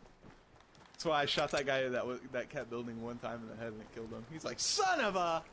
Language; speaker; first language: English; native; English